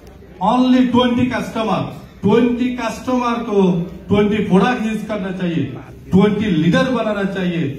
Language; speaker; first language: Hindi; non-native, learner; Bangla